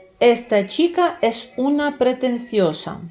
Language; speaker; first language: Spanish; non-native, fluent; Ukrainian